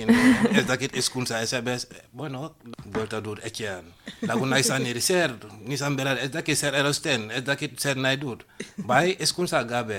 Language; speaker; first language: Basque; non-native, learner; Wolof